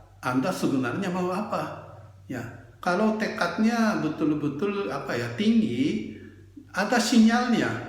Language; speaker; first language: Indonesian; non-native, fluent; Japanese